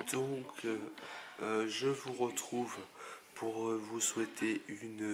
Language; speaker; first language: French; native; French